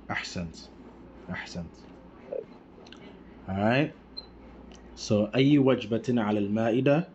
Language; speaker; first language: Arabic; non-native, fluent; English